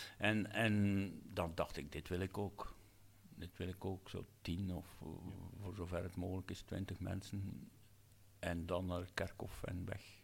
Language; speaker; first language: Dutch; native; Dutch